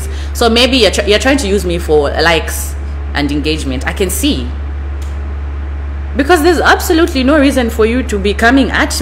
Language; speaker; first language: English; non-native, local second language; Bemba